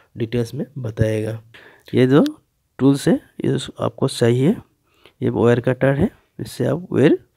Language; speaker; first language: Hindi; native; Hindi